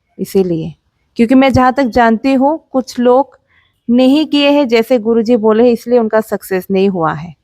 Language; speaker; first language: Hindi; non-native, local second language; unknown